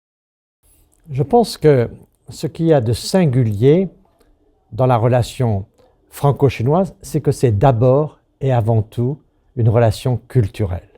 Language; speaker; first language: French; native; French